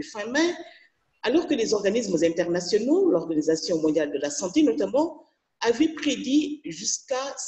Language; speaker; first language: French; non-native, local second language; Wolof